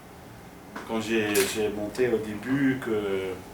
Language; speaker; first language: French; non-native, fluent; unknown